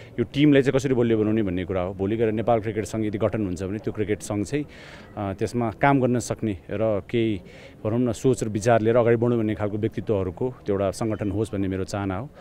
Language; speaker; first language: Nepali; native; Nepali